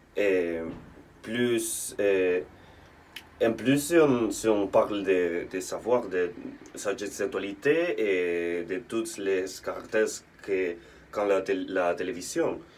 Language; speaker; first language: French; non-native, learner; Spanish